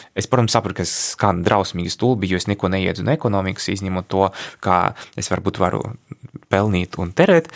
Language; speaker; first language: Latvian; non-native, local second language; Russian